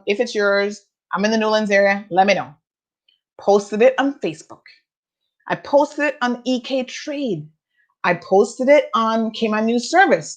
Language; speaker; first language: English; native; English